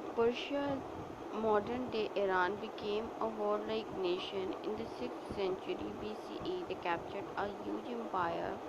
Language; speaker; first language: English; non-native, local second language; Urdu